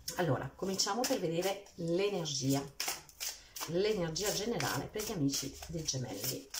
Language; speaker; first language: Italian; early bilingual, heritage; Italian